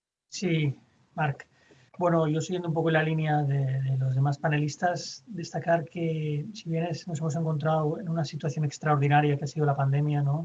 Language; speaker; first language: Spanish; native; Spanish